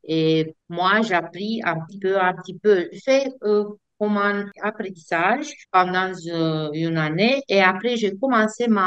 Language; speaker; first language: French; non-native, fluent; Romanian